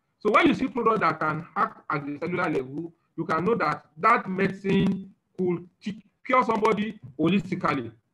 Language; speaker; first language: English; non-native, local second language; Yoruba